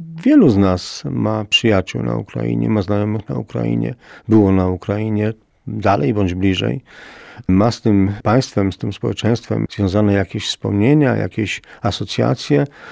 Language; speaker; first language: Polish; native; Polish